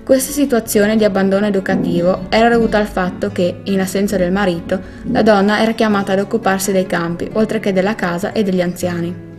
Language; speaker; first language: Italian; native; Italian